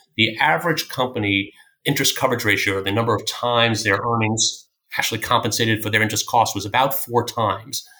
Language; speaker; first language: English; native; English